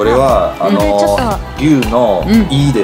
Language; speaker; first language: Japanese; non-native, learner; Chinese